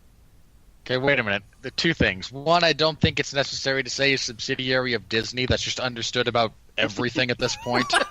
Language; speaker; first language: English; native; English